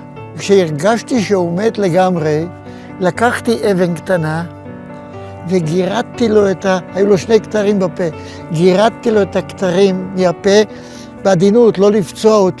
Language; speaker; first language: Hebrew; non-native, fluent; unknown